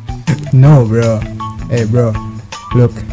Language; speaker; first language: English; non-native, learner; Indonesian